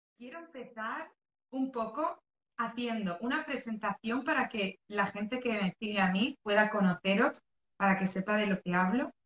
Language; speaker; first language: Spanish; early bilingual, other home language; Arabic